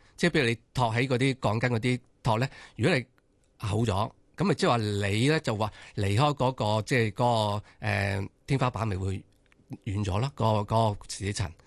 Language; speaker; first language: Cantonese; native; Cantonese